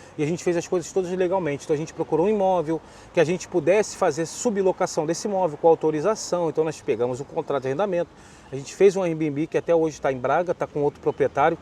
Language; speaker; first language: Portuguese; native; Portuguese